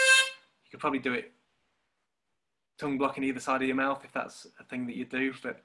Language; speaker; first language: English; native; English